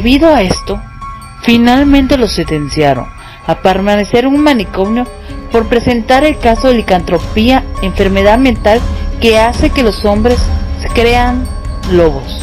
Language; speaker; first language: Spanish; native; Spanish